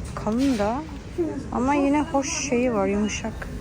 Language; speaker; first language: Turkish; early bilingual, heritage; Turkish